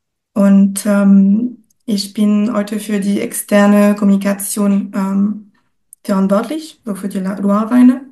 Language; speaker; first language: German; non-native, fluent; French